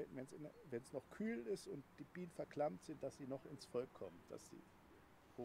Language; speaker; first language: German; native; German